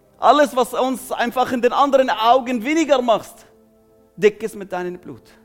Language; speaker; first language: German; non-native, fluent; Arabic